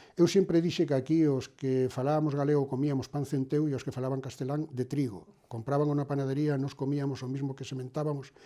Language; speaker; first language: Galician; native; Galician